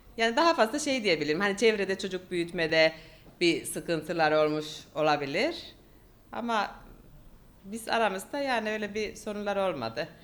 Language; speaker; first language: Turkish; non-native, fluent; Finnish